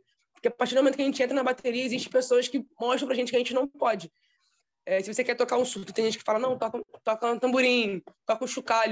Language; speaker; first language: Portuguese; native; Portuguese